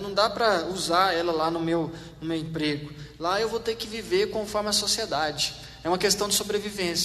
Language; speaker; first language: Portuguese; native; Portuguese